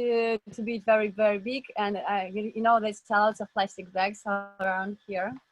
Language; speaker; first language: English; non-native, learner; Russian